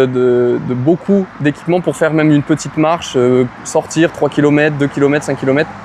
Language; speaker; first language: French; native; French